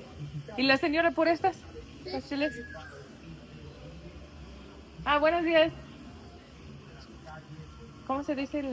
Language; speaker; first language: Spanish; non-native, learner; English